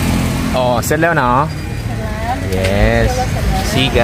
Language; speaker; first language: English; non-native, learner; Filipino